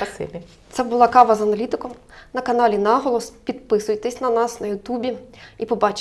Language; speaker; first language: Ukrainian; native; Ukrainian